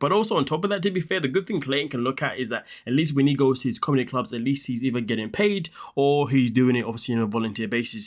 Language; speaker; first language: English; native; English